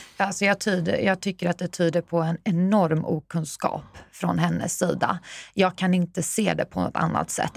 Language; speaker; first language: Swedish; early bilingual, other home language; Persian